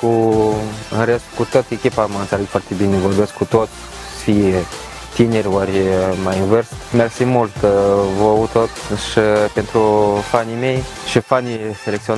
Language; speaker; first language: Romanian; early bilingual, heritage; Romanian